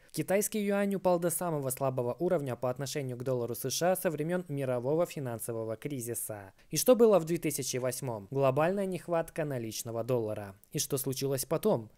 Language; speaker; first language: Russian; native; Russian